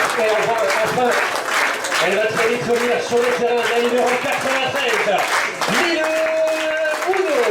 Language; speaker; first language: French; native; French